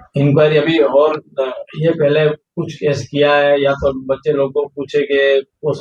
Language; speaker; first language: Hindi; non-native, local second language; Gujarati